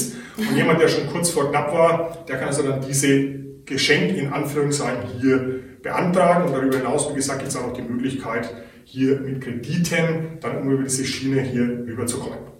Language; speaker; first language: German; native; German